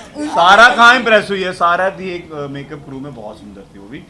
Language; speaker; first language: Hindi; native; Hindi